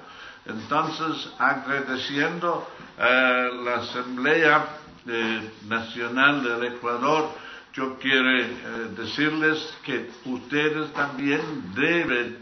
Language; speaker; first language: Spanish; non-native, fluent; English